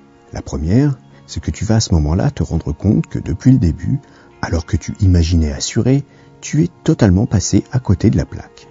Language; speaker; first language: French; native; French